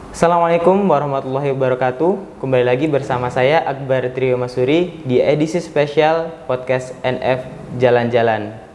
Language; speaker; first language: Indonesian; native; Indonesian